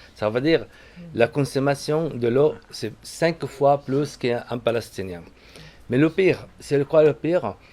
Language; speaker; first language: French; non-native, fluent; Arabic